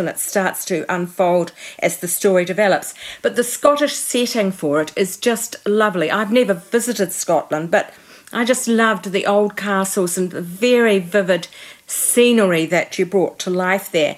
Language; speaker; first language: English; native; English